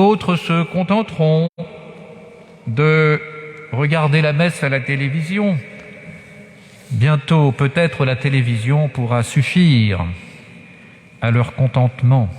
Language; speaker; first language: French; native; French